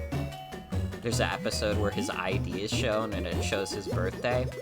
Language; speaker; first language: English; native; English